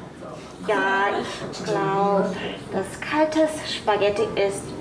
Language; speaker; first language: German; early bilingual, other home language; Korean